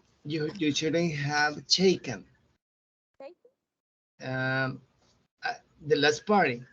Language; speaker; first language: English; non-native, learner; Spanish